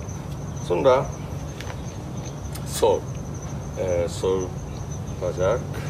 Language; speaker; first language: Turkish; non-native, learner; Japanese